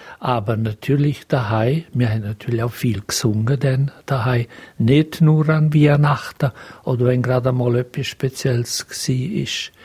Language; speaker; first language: German; non-native, local second language; Romansh